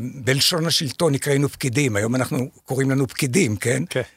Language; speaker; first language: Hebrew; native; Hebrew